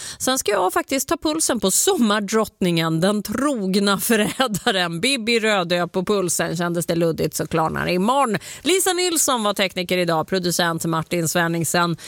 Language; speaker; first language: Swedish; native; Swedish